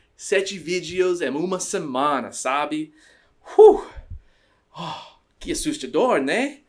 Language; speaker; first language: Portuguese; non-native, learner; Dutch